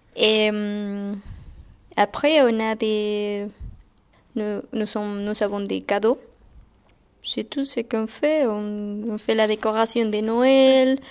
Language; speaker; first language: French; non-native, learner; Spanish